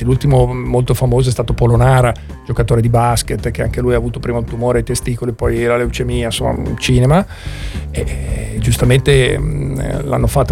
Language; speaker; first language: Italian; native; Italian